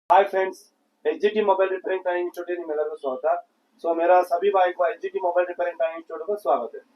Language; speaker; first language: Hindi; non-native, local second language; Kannada